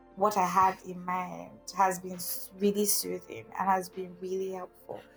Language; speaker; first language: English; non-native, local second language; Igbo